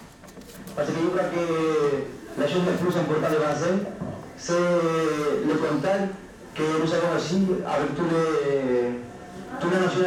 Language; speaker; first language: French; non-native, fluent; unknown